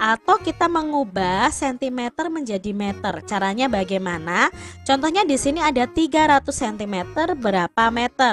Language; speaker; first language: Indonesian; native; Indonesian